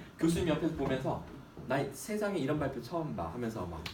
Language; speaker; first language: Korean; native; Korean